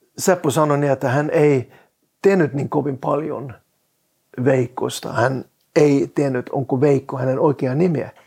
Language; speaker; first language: Finnish; non-native, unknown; Norwegian